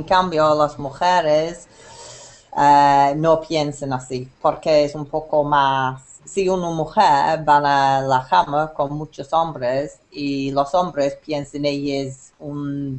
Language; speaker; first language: Spanish; non-native, learner; English